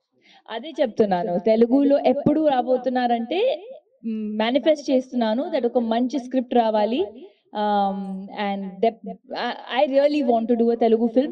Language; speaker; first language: Telugu; non-native, learner; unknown